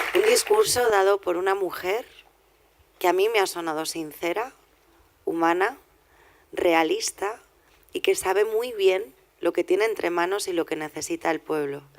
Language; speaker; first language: Spanish; native; Spanish